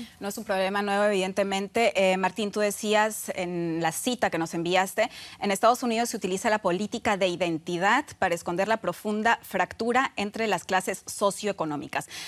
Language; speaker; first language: Spanish; native; Spanish